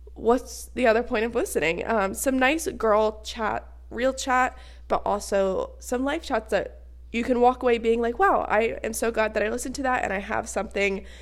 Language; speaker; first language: English; native; English